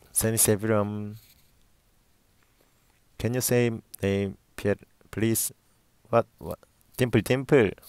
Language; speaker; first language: English; non-native, learner; Korean